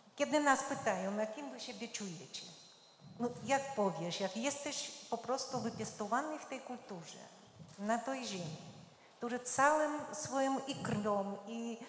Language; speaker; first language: Polish; non-native, fluent; Georgian